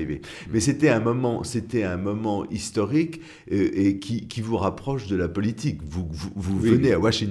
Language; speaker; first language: French; native; French